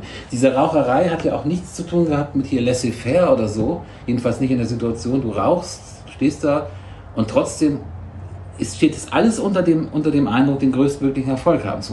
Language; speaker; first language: German; native; German